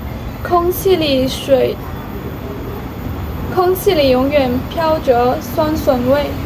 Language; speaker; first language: Chinese; native; Chinese